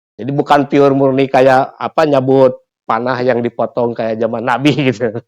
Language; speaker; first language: Indonesian; non-native, local second language; Sundanese